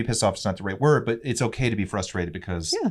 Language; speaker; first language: English; native; English